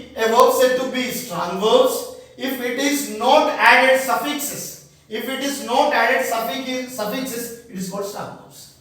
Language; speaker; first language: English; non-native, local second language; Telugu